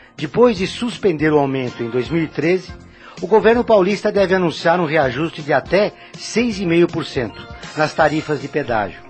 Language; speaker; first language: Portuguese; native; Portuguese